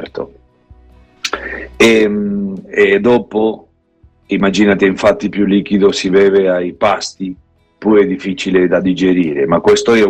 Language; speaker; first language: Italian; non-native, fluent; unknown